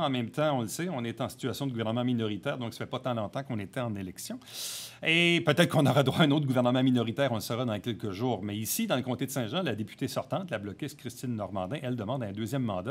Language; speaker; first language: French; native; French